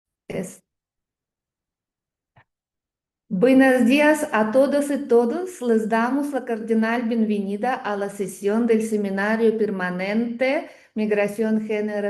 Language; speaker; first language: Spanish; non-native, fluent; Russian